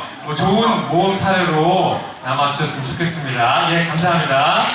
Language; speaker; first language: Korean; native; Korean